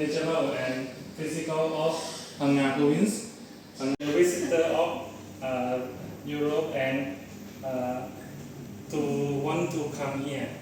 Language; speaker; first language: English; non-native, learner; Thai